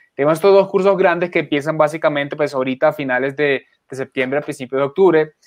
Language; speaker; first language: Spanish; native; Spanish